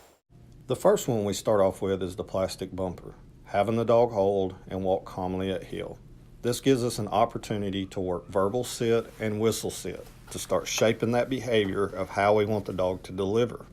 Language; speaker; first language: English; native; English